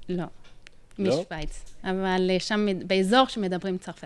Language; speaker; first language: Hebrew; non-native, fluent; French